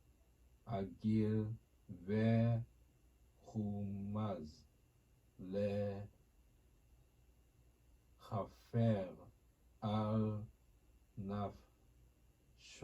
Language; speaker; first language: Hebrew; non-native, learner; Japanese